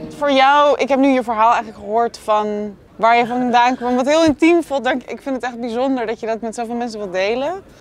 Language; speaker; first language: Dutch; native; Dutch